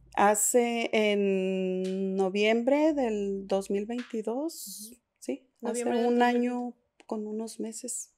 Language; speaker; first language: Spanish; native; Spanish